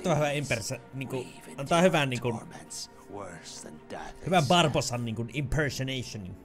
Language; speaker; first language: Finnish; native; Finnish